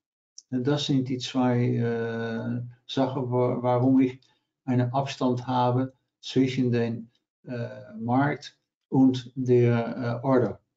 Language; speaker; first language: German; non-native, learner; Dutch